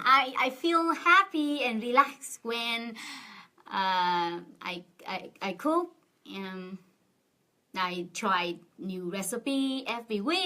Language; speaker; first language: English; non-native, fluent; Vietnamese